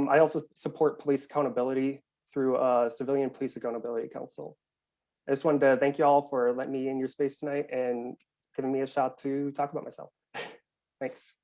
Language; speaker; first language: English; native; English